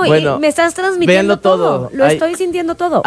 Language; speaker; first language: Spanish; native; Spanish